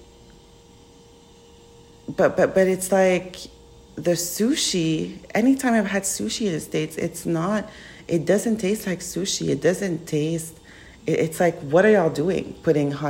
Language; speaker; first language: English; native; English